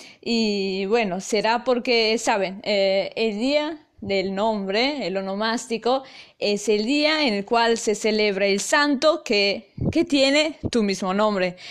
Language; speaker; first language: Spanish; non-native, fluent; Italian